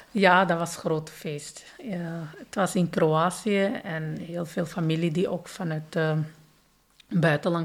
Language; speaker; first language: Dutch; non-native, fluent; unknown